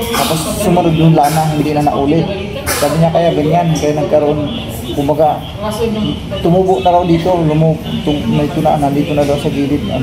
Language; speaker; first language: Filipino; native; Filipino